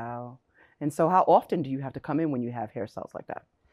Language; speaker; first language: English; native; English